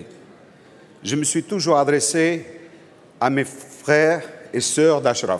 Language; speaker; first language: French; non-native, local second language; Arabic